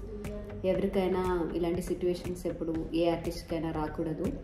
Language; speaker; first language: Telugu; non-native, local second language; Malayalam